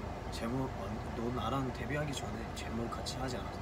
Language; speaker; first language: Korean; non-native, fluent; Cantonese